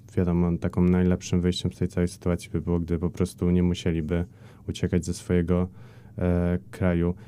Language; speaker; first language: Polish; native; Polish